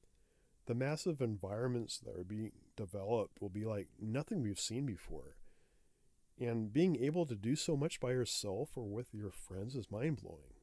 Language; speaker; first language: English; native; English